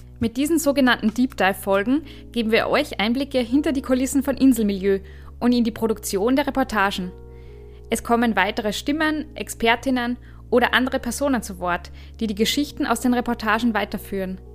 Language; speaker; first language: German; native; German